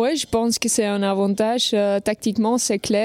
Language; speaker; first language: French; non-native, local second language; Dutch